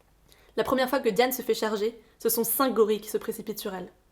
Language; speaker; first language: French; native; French